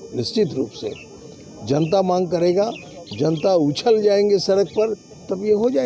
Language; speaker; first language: Hindi; non-native, local second language; Bangla